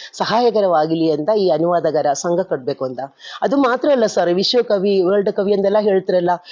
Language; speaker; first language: Kannada; non-native, local second language; Malayalam